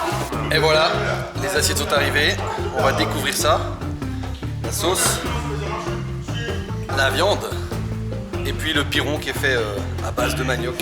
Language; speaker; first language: French; native; French